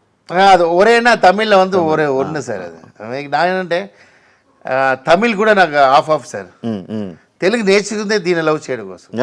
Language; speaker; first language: Telugu; non-native, learner; Tamil